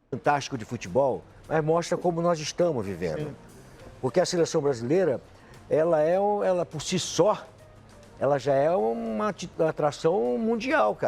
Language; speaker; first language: Portuguese; native; Portuguese